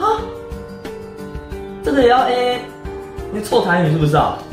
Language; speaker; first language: Chinese; native; Chinese